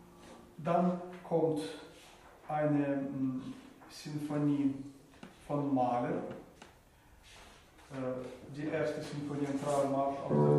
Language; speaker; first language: German; non-native, fluent; Russian